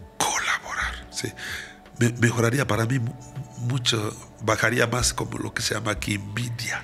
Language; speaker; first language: Spanish; non-native, fluent; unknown